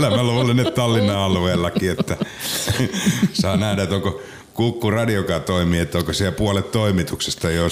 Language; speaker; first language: Finnish; native; Finnish